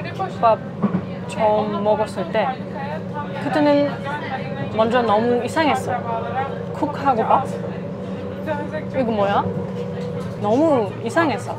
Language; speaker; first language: Korean; non-native, fluent; German